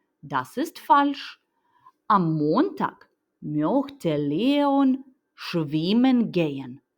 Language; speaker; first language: German; non-native, fluent; Ukrainian